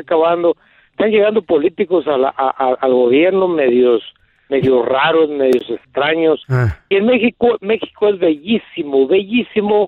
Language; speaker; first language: Spanish; native; Spanish